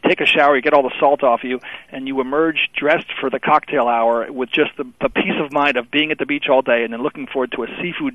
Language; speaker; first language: English; native; English